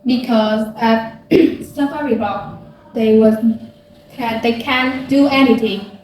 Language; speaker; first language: English; non-native, learner; Vietnamese